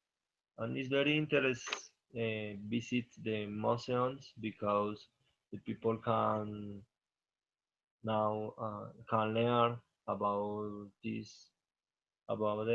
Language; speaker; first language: English; non-native, learner; Spanish